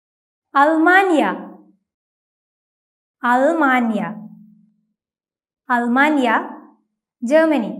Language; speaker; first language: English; non-native, local second language; Malayalam